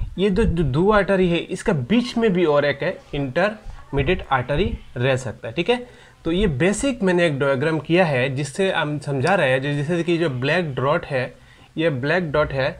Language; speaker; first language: Hindi; non-native, local second language; Bangla